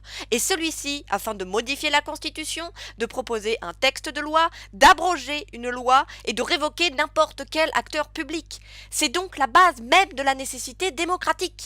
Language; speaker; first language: French; native; French